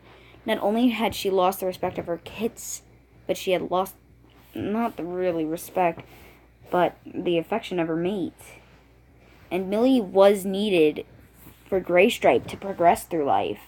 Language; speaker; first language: English; native; English